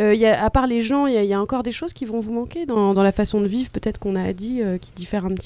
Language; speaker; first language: French; native; French